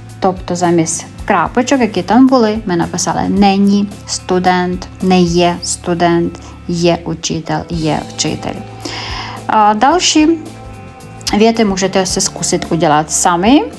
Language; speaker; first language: Czech; non-native, fluent; Ukrainian